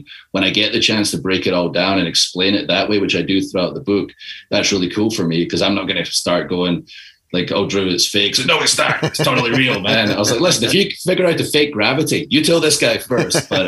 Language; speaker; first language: English; native; English